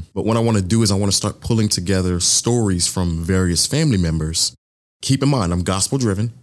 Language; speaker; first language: English; early bilingual, other home language; Yoruba